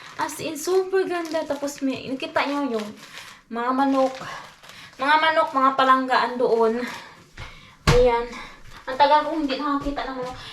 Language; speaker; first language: Filipino; non-native, local second language; Cebuano